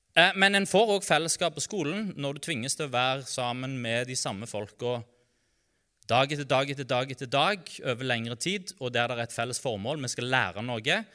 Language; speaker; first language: Norwegian; native; Norwegian